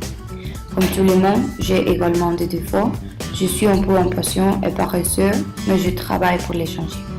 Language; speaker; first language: French; non-native, learner; Spanish